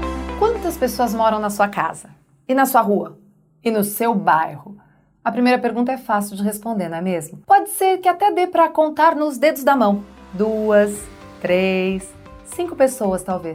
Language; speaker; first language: Portuguese; native; Portuguese